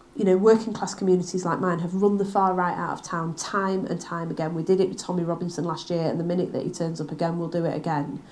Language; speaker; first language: English; native; English